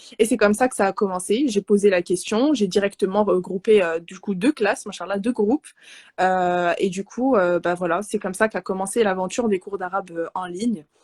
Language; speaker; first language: French; non-native, local second language; Arabic